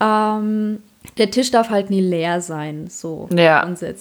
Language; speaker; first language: German; early bilingual, other home language; Polish